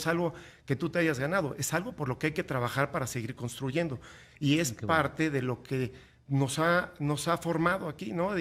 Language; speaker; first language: Spanish; native; Spanish